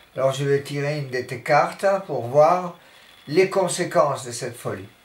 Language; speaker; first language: French; non-native, fluent; Spanish